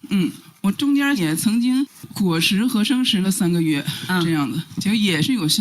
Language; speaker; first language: Chinese; native; Chinese